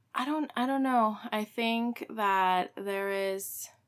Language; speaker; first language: English; early bilingual, other home language; Spanish